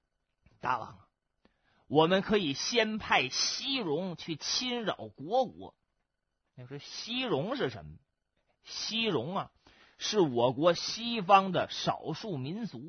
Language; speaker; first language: Chinese; native; Chinese